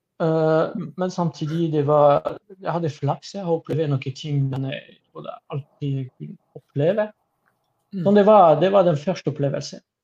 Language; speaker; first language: Norwegian; non-native, fluent; French